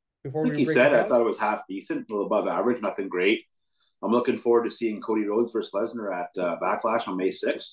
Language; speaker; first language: English; native; English